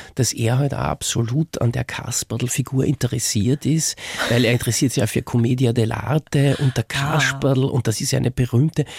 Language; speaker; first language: German; native; German